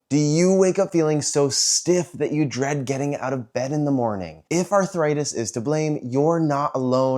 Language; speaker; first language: English; native; English